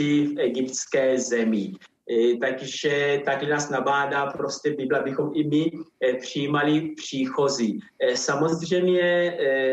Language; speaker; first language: Czech; non-native, fluent; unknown